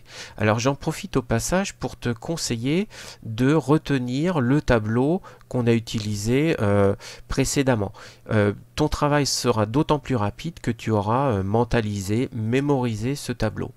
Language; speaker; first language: French; native; French